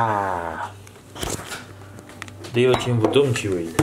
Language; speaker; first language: Russian; non-native, learner; Chinese